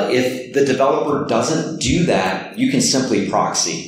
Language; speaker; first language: English; native; English